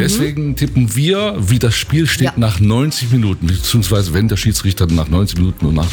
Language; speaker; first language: German; native; German